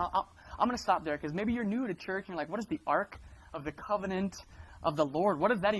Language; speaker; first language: English; native; English